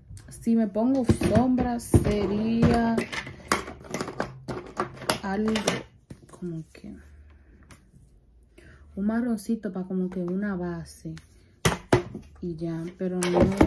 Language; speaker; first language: Spanish; early bilingual, heritage; Spanish